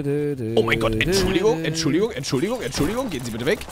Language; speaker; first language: German; native; German